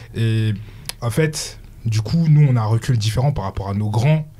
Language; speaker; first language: French; native; French